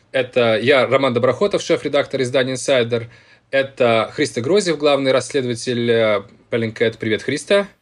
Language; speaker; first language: Russian; native; Russian